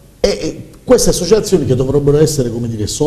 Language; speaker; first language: Italian; native; Italian